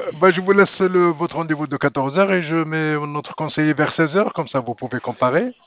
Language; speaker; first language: French; non-native, local second language; Arabic